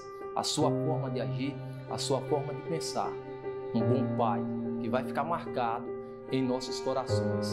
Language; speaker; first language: Portuguese; native; Portuguese